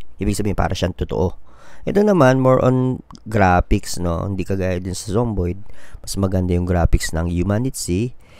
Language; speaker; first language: Filipino; native; Filipino